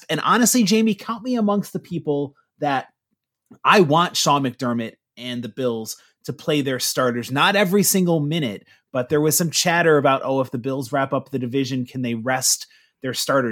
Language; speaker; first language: English; native; English